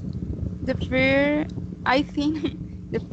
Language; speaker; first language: English; non-native, learner; Spanish